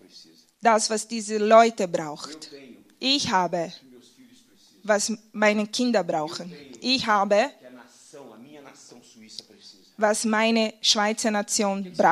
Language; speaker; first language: German; non-native, fluent; Portuguese